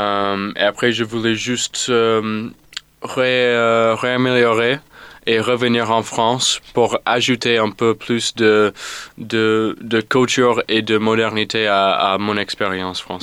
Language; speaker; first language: French; non-native, fluent; English